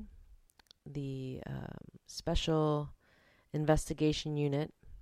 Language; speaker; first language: English; native; English